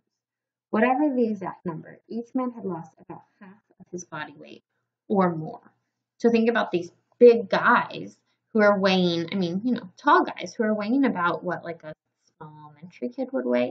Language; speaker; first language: English; native; English